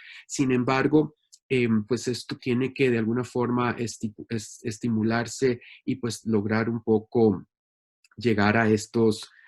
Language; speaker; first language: Spanish; native; Spanish